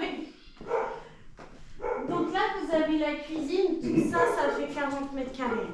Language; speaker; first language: French; native; French